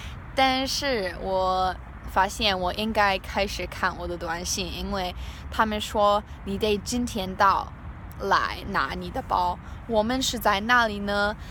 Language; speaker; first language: Chinese; non-native, learner; English